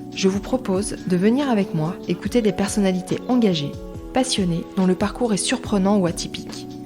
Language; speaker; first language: French; native; French